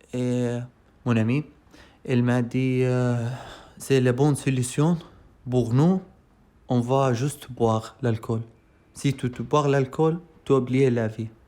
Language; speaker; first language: French; non-native, learner; Arabic